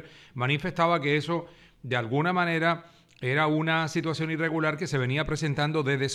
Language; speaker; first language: Spanish; native; Spanish